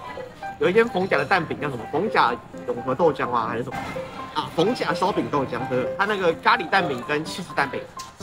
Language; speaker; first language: Chinese; native; Chinese